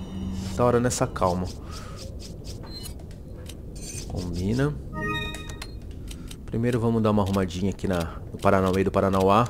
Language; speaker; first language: Portuguese; native; Portuguese